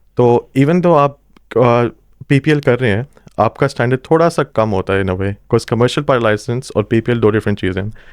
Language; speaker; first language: Urdu; non-native, local second language; Punjabi